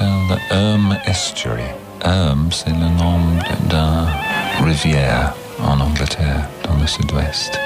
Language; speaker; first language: French; non-native, learner; English